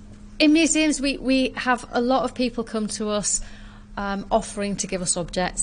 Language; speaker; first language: English; native; English